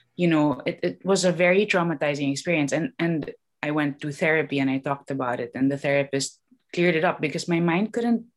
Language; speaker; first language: English; non-native, local second language; Filipino